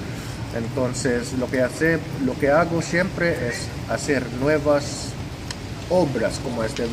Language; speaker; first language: Spanish; non-native, fluent; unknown